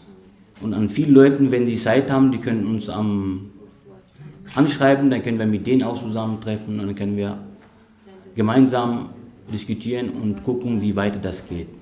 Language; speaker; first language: German; non-native, fluent; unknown